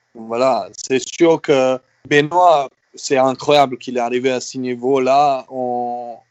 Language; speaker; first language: French; non-native, fluent; Serbian